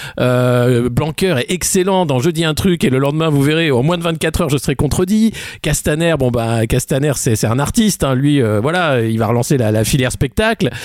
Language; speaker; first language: French; native; French